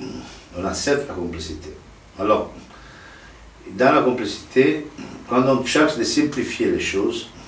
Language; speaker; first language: French; non-native, fluent; Italian